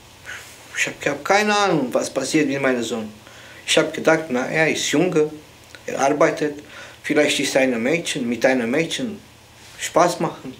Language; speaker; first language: German; non-native, learner; Romanian